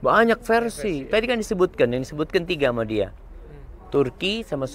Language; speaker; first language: Indonesian; native; Indonesian